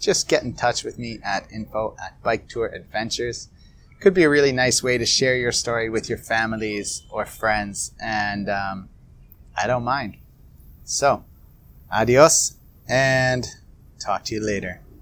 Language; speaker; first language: English; native; English